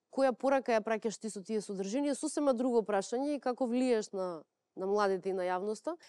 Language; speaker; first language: Macedonian; native; Macedonian